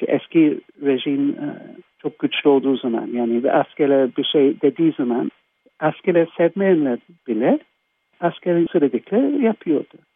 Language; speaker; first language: Turkish; non-native, fluent; English